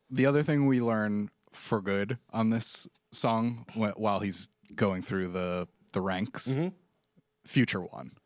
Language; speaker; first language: English; native; English